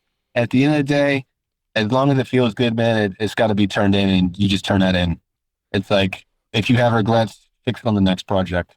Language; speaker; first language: English; native; English